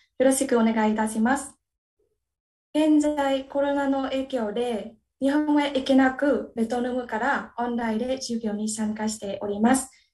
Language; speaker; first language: Japanese; non-native, learner; Vietnamese